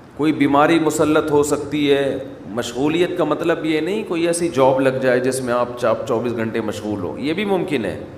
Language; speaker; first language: Urdu; native; Urdu